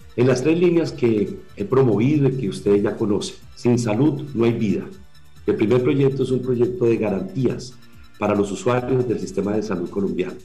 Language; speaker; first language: Spanish; native; Spanish